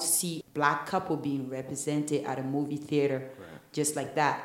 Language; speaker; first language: English; non-native, fluent; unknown